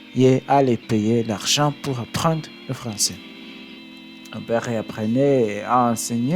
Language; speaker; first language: French; non-native, learner; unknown